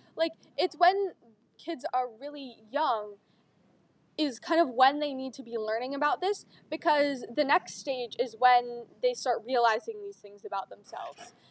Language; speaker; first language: English; native; English